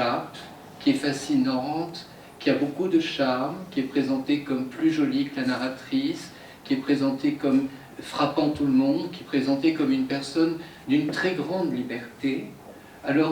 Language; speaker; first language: French; native; French